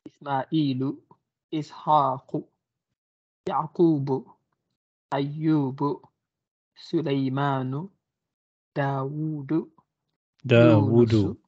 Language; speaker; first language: Arabic; non-native, learner; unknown